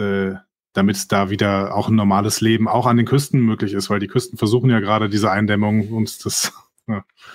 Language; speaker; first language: German; native; German